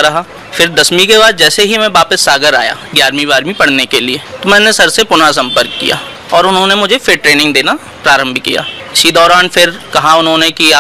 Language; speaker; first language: Hindi; native; Hindi